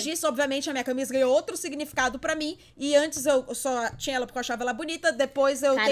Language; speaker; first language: Portuguese; native; Portuguese